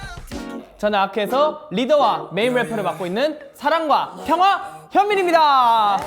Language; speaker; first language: Korean; native; Korean